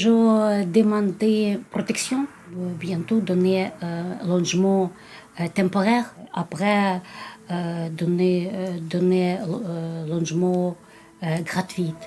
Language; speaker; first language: French; non-native, learner; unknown